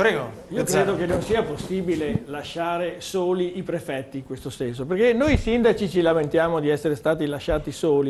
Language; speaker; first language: Italian; native; Italian